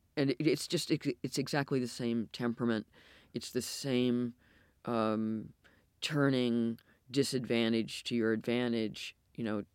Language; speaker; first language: English; native; English